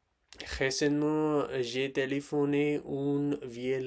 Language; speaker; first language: French; non-native, learner; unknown